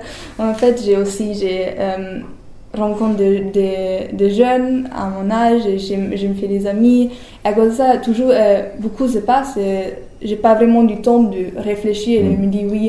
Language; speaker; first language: French; non-native, learner; German